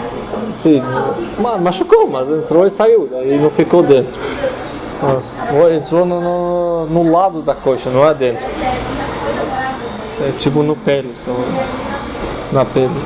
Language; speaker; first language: Portuguese; non-native, fluent; Arabic